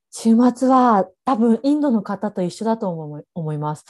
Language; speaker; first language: Japanese; native; Japanese